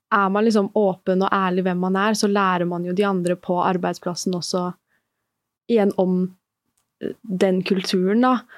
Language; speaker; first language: Norwegian; early bilingual, other home language; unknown